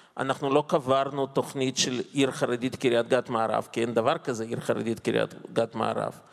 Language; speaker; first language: Hebrew; non-native, fluent; Russian